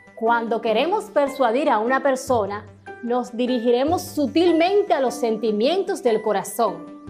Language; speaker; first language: Spanish; native; Spanish